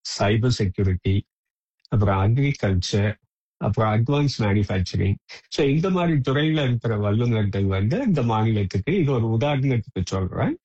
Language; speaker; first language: Tamil; native; Tamil